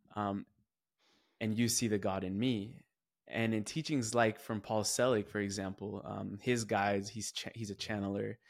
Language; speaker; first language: English; native; English